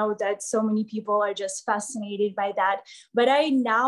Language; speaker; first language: English; non-native, fluent; Ukrainian